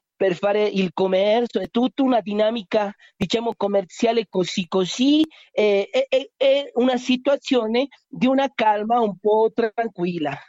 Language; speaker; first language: Italian; non-native, learner; Spanish